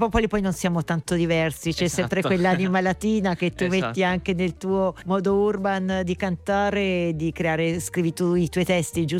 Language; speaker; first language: Italian; native; Italian